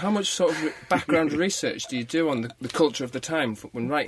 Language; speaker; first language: English; native; English